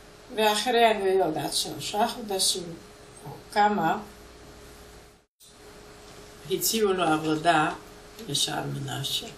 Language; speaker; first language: Hebrew; non-native, fluent; Hungarian